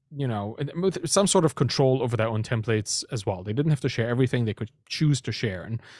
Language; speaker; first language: English; non-native, fluent; German